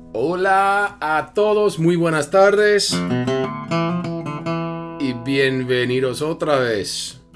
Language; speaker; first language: Spanish; non-native, fluent; English